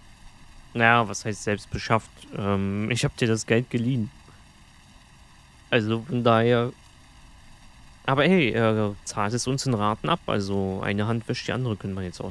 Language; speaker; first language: German; native; German